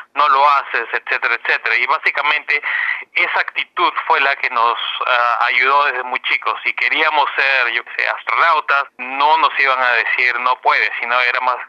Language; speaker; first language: Spanish; native; Spanish